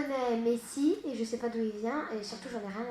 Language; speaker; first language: French; native; French